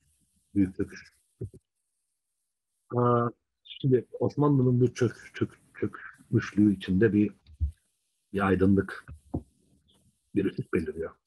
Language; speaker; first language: Turkish; native; Turkish